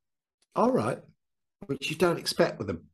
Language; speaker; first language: English; native; English